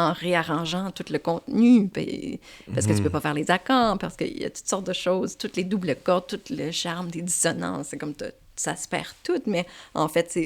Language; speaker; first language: French; native; French